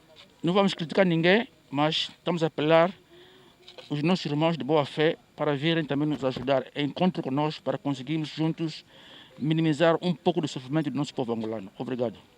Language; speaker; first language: Portuguese; native; Portuguese